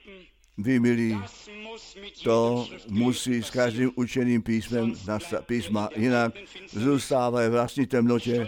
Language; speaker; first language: Czech; non-native, fluent; German